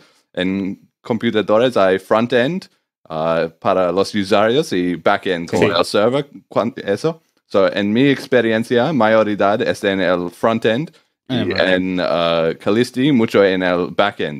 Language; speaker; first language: Spanish; non-native, learner; English